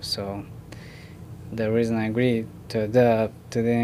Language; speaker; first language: English; non-native, learner; Ukrainian